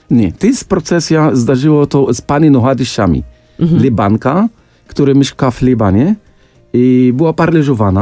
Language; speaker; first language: Polish; non-native, fluent; Arabic